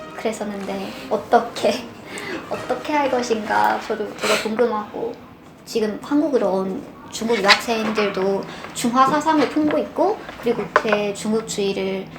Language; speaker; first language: Korean; non-native, fluent; Chinese